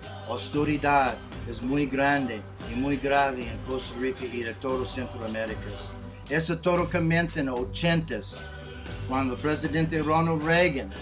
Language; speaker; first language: Spanish; non-native, learner; English